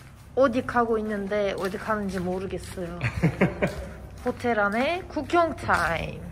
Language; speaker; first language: Korean; non-native, fluent; Turkish